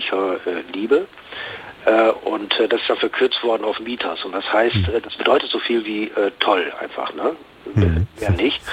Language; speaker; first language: German; native; German